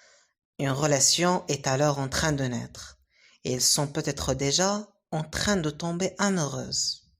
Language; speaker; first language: French; non-native, local second language; Arabic